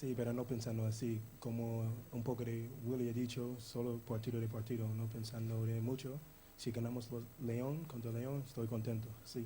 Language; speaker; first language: Spanish; non-native, learner; English